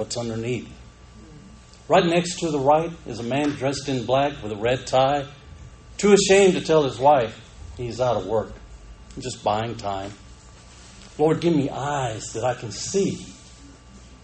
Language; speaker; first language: English; native; English